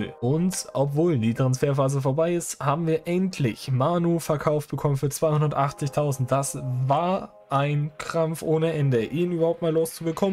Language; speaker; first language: German; native; German